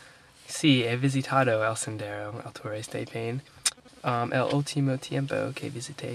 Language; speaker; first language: Spanish; non-native, learner; English